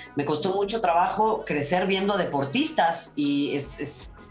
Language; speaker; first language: Spanish; native; Spanish